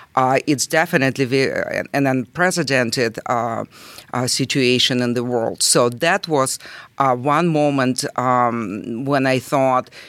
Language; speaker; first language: English; non-native, fluent; Russian